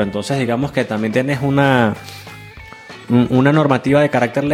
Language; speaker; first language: Spanish; native; Spanish